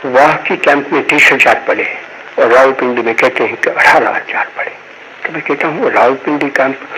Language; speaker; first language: Hindi; non-native, local second language; Gujarati